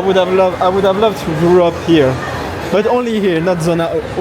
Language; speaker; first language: English; non-native, learner; French